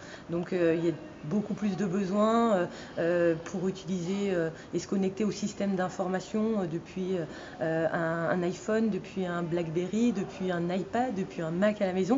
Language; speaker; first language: French; native; French